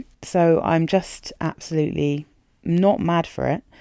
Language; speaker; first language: English; native; English